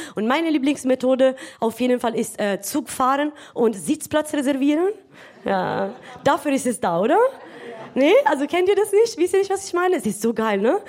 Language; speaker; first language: German; non-native, fluent; Italian